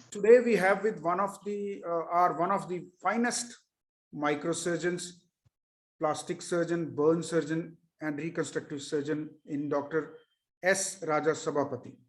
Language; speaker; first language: English; non-native, local second language; Hindi